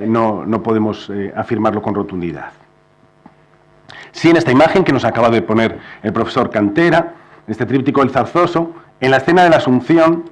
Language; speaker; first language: Spanish; native; Spanish